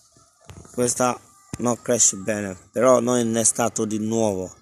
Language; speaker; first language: Italian; non-native, learner; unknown